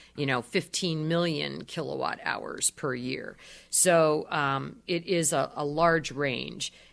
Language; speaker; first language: English; native; English